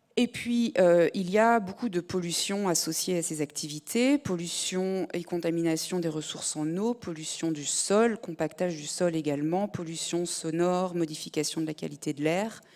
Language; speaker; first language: French; native; French